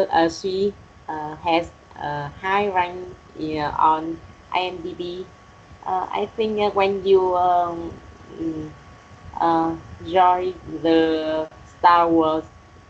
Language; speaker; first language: English; non-native, learner; Vietnamese